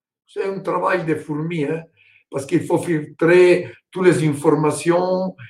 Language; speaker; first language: French; non-native, fluent; Italian